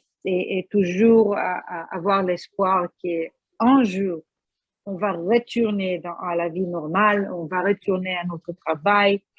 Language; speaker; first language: French; non-native, fluent; Hebrew